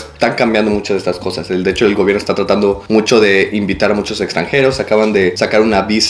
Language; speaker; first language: Spanish; native; Spanish